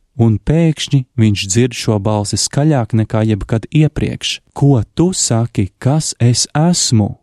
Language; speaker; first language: Latvian; native; Latvian